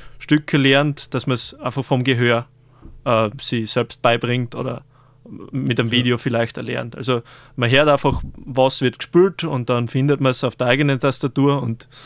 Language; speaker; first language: German; native; German